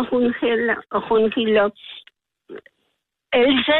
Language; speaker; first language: Danish; non-native, learner; Polish